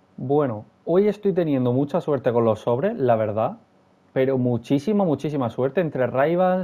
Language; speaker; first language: Spanish; native; Spanish